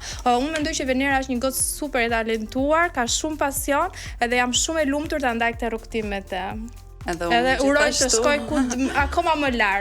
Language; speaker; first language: Albanian; native; Albanian